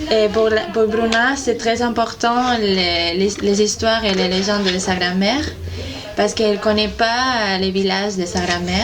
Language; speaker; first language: French; non-native, fluent; Spanish